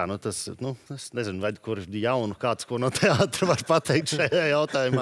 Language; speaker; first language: Latvian; native; Latvian